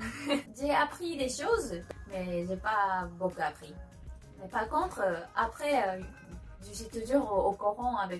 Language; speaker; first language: French; non-native, learner; Japanese